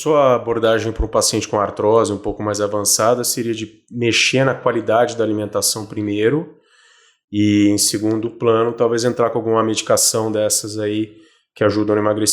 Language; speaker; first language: Portuguese; native; Portuguese